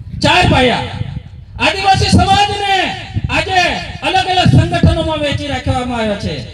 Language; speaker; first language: Gujarati; non-native, local second language; Bhili